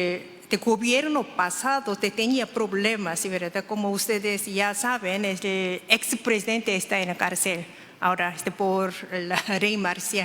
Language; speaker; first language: Spanish; non-native, fluent; Korean